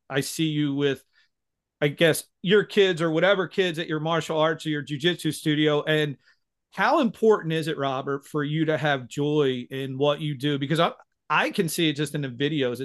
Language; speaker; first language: English; native; English